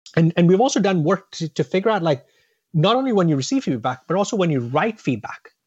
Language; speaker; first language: English; non-native, local second language; Tamil